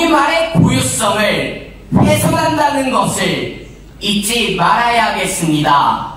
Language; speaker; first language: Korean; native; Korean